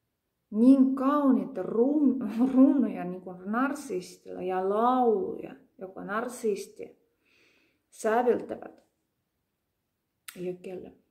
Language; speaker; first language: Finnish; non-native, fluent; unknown